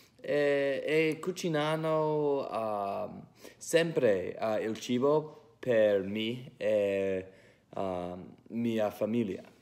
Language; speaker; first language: Italian; early bilingual, heritage; English